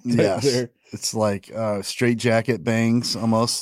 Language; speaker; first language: English; native; English